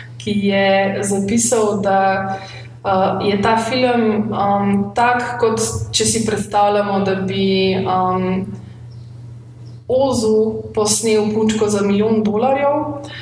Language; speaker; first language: Slovenian; native; Slovenian